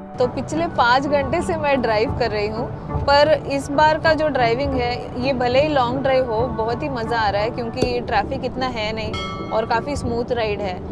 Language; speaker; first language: Hindi; native; Hindi